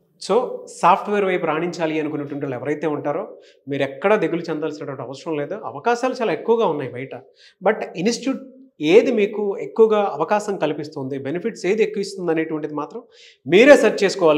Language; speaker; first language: Telugu; native; Telugu